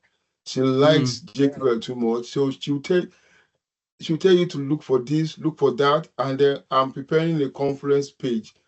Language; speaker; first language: English; non-native, local second language; Yoruba